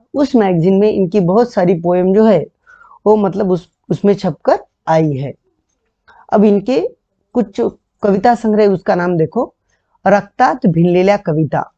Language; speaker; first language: Hindi; non-native, local second language; Marathi